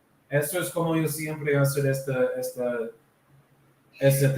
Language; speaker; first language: Spanish; non-native, learner; English